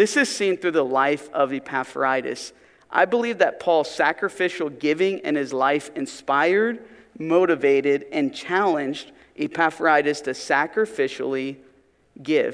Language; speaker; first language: English; native; English